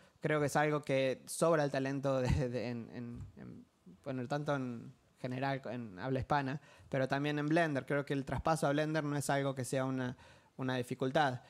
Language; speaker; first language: Spanish; native; Spanish